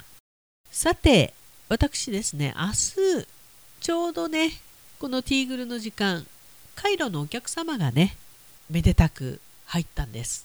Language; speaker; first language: Japanese; native; Japanese